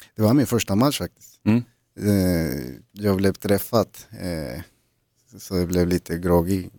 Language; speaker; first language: Swedish; non-native, fluent; Spanish